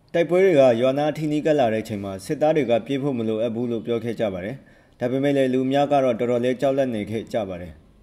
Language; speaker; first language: Burmese; non-native, local second language; Hakha Chin